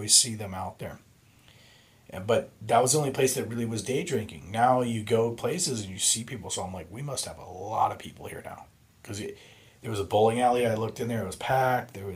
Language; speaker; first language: English; native; English